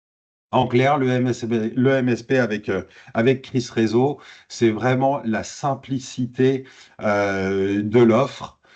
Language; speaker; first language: French; native; French